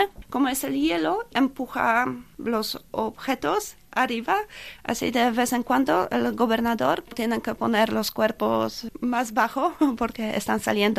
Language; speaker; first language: Spanish; non-native, fluent; Polish